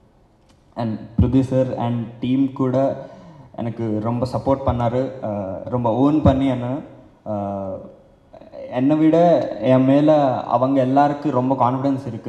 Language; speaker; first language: Tamil; non-native, learner; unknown